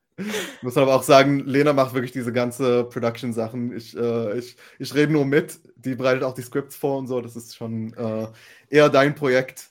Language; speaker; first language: German; non-native, fluent; Hebrew